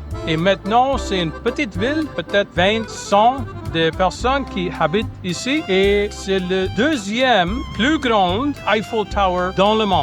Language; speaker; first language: French; non-native, local second language; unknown